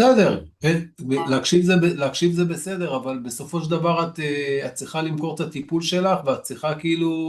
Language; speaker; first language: Hebrew; native; Hebrew